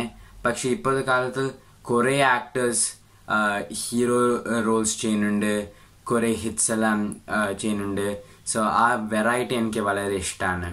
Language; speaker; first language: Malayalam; early bilingual, heritage; Malayalam